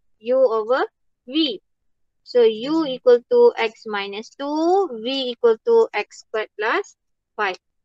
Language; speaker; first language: English; non-native, local second language; Malay